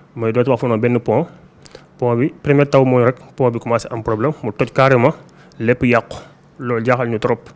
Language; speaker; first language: Wolof; non-native, local second language; Soninke